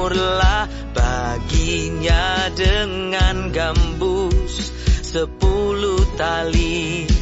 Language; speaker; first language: Indonesian; native; Indonesian